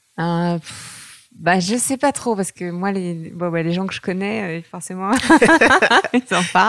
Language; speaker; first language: French; native; French